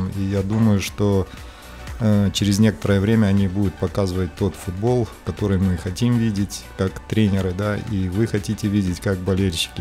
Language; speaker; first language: Russian; native; Russian